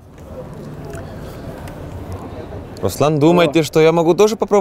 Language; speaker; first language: Russian; non-native, learner; Estonian